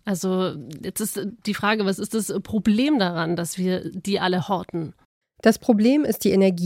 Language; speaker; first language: German; native; German